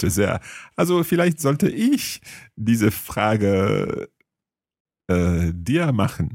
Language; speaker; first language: German; non-native, learner; English